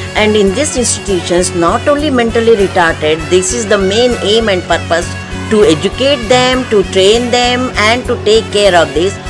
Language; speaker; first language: English; non-native, local second language; Telugu